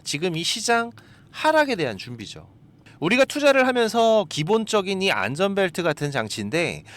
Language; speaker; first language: Korean; native; Korean